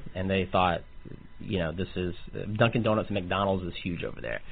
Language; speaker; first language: English; native; English